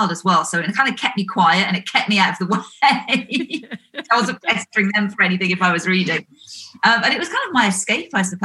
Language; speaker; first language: English; native; English